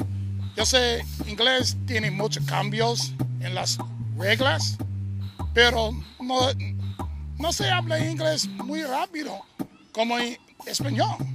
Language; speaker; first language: Spanish; non-native, learner; English